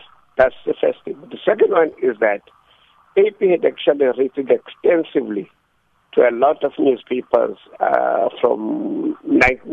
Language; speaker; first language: English; non-native, local second language; Xhosa